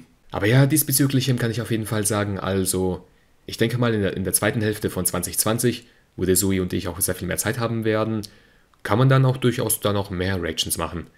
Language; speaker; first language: German; native; German